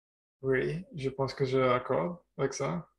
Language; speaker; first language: French; non-native, learner; German